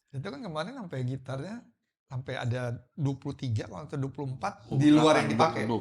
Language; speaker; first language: Indonesian; native; Indonesian